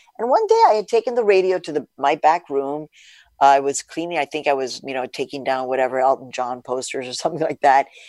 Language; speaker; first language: English; early bilingual, other home language; Spanish